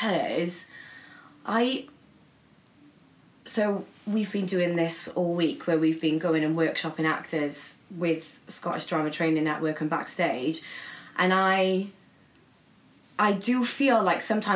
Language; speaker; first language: English; native; English